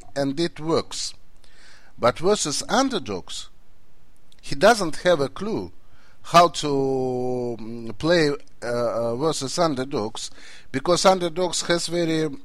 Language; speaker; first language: English; non-native, fluent; Russian